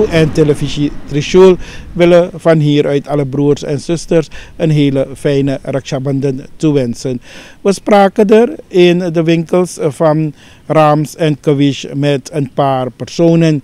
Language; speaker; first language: Dutch; native; Dutch